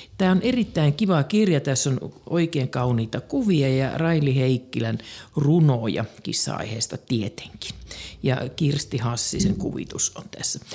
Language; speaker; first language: Finnish; native; Finnish